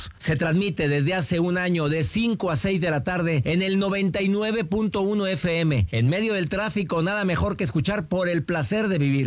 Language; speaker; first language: Spanish; native; Spanish